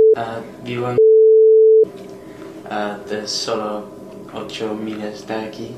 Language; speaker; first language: Spanish; non-native, learner; English